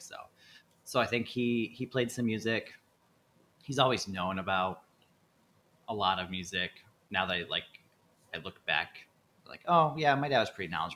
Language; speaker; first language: English; native; English